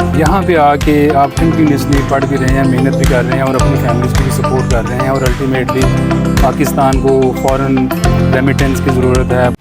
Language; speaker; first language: Urdu; non-native, local second language; Punjabi